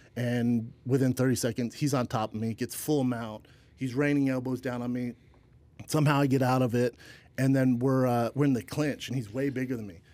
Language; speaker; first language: English; native; English